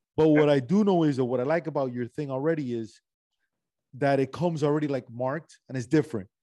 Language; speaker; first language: English; native; English